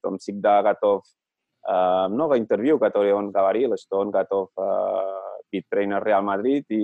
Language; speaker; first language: Russian; non-native, learner; Catalan